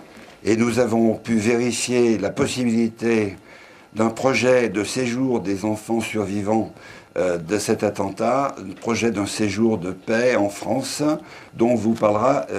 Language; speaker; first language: French; native; French